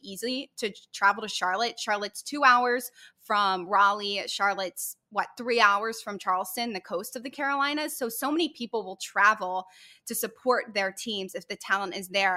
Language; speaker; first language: English; native; English